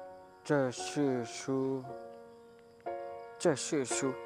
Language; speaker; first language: Chinese; non-native, fluent; Hmong